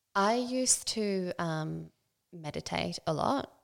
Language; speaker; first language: English; non-native, fluent; Swedish